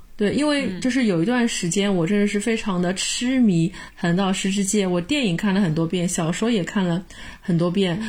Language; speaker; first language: Chinese; native; Chinese